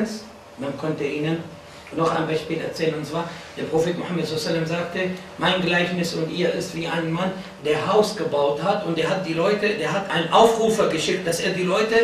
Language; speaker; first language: German; non-native, fluent; Arabic